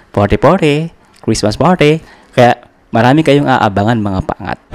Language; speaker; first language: Filipino; native; Filipino